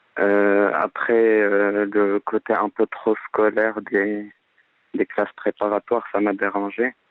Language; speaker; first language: French; non-native, local second language; Arabic